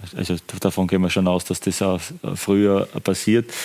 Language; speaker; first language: German; native; German